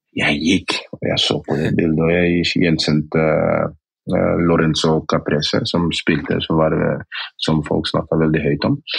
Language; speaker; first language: Norwegian; early bilingual, other home language; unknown